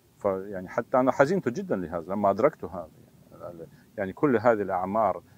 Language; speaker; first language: Arabic; non-native, fluent; Russian